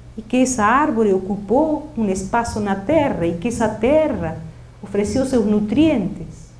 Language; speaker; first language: Portuguese; non-native, fluent; Spanish